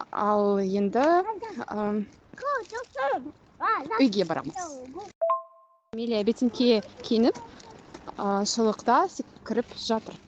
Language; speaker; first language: Kazakh; non-native, local second language; Russian